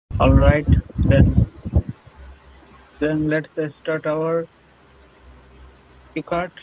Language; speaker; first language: English; non-native, learner; Bangla